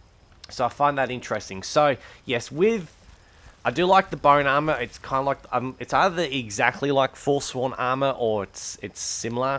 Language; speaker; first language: English; native; English